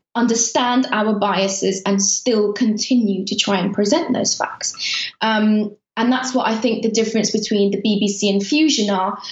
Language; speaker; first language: English; early bilingual, other home language; Persian